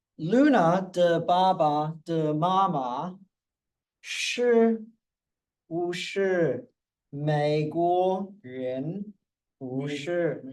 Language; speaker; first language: Chinese; non-native, fluent; English